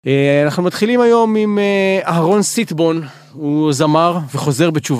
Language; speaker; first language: Hebrew; native; Hebrew